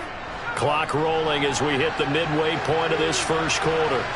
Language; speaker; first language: English; native; English